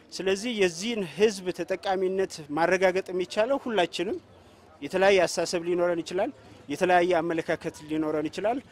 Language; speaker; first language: Amharic; non-native, local second language; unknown